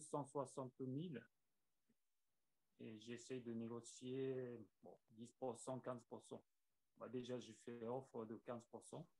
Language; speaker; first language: French; non-native, learner; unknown